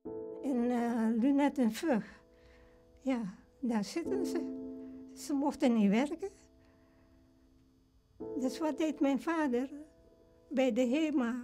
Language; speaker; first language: Dutch; early bilingual, other home language; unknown